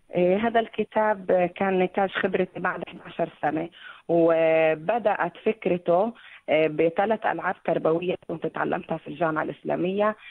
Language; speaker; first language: Arabic; native; Arabic